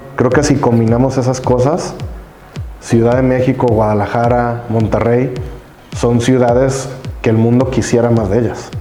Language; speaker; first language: Spanish; native; Spanish